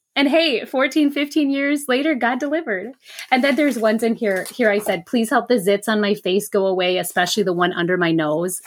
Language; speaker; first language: English; native; English